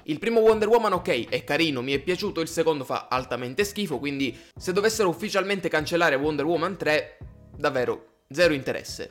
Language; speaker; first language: Italian; native; Italian